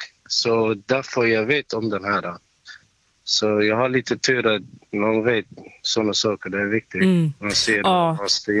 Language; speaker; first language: Swedish; non-native, learner; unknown